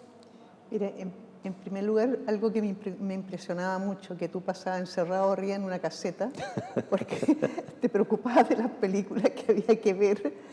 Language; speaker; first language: Spanish; native; Spanish